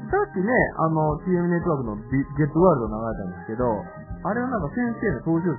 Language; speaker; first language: Japanese; native; Japanese